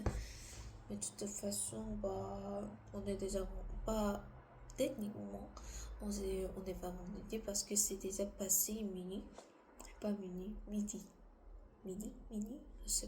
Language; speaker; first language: French; non-native, learner; Korean